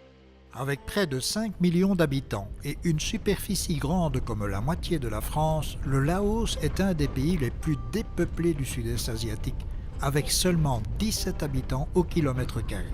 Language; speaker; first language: French; native; French